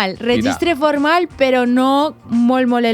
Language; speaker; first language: Catalan; native; Catalan